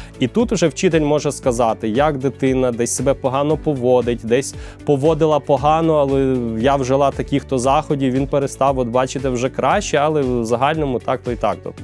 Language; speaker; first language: Ukrainian; native; Ukrainian